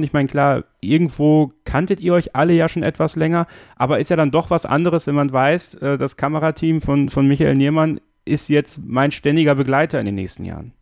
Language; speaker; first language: German; native; German